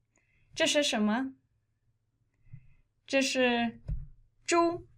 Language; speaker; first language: Chinese; non-native, fluent; English